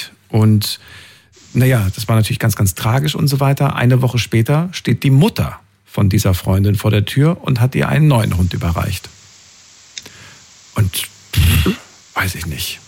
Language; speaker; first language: German; native; German